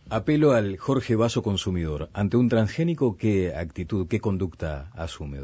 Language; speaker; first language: Spanish; native; Spanish